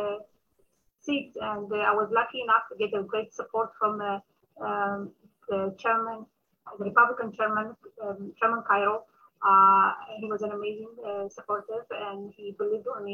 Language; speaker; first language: English; non-native, fluent; Amharic